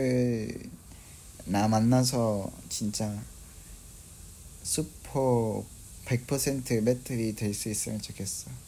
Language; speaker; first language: Korean; non-native, fluent; Vietnamese